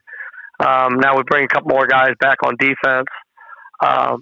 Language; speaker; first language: English; native; English